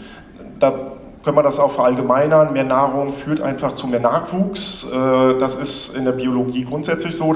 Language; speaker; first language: German; native; German